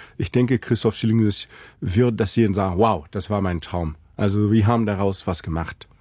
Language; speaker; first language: German; non-native, fluent; Mossi